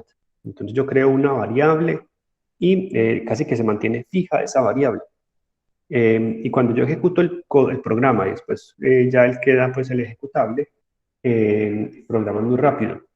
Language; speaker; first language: Spanish; native; Spanish